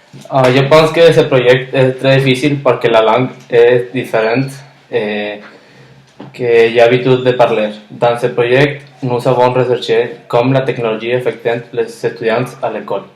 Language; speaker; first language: French; non-native, learner; Spanish